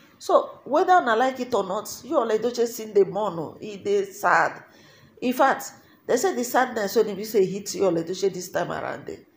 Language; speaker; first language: Nigerian Pidgin; native; Nigerian Pidgin